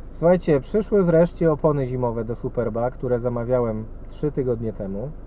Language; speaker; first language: Polish; native; Polish